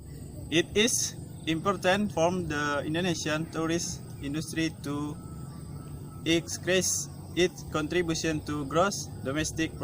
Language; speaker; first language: English; non-native, learner; Indonesian